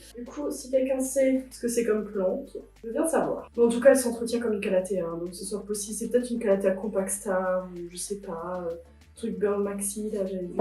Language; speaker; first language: French; native; French